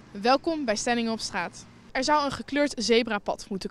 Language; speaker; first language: Dutch; native; Dutch